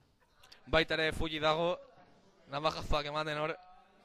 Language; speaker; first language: Basque; non-native, local second language; Spanish